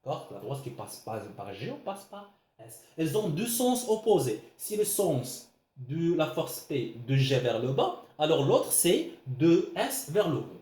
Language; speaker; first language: French; non-native, local second language; Arabic